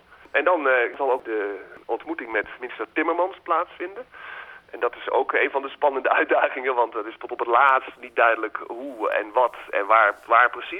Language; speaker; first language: Dutch; native; Dutch